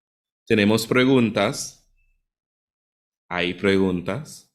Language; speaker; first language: Spanish; non-native, fluent; English